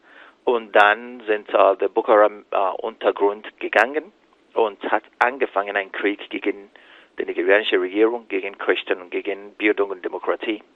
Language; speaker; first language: German; non-native, fluent; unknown